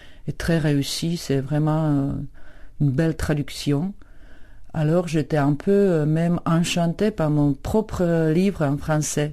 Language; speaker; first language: French; non-native, fluent; Czech